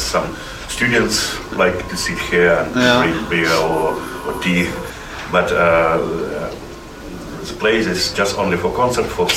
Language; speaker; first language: English; non-native, learner; Russian